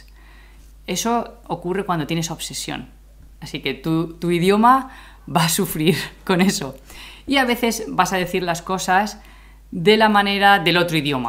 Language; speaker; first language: Spanish; native; Spanish